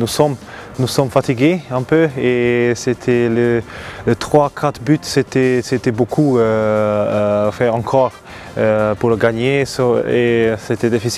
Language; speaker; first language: French; non-native, learner; Hungarian